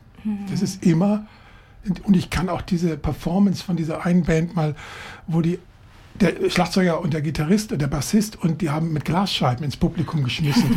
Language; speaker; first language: German; native; German